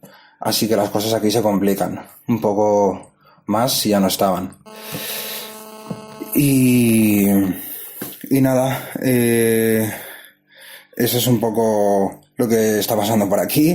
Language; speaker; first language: Spanish; native; Spanish